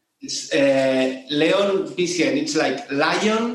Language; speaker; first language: English; non-native, learner; Spanish